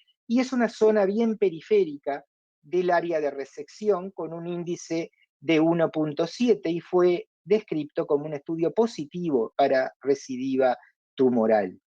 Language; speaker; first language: Spanish; native; Spanish